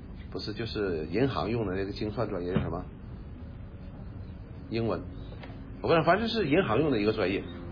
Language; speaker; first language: Chinese; native; Chinese